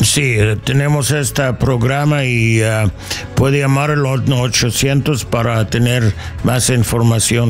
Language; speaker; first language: Spanish; non-native, learner; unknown